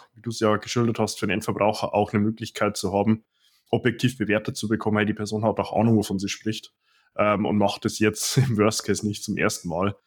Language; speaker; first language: German; native; German